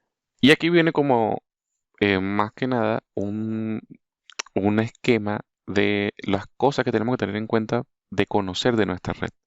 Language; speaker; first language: Spanish; native; Spanish